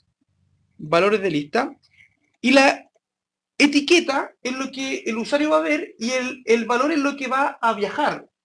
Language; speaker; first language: Spanish; native; Spanish